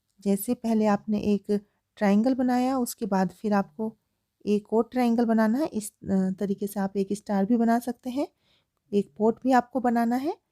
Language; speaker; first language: Hindi; native; Hindi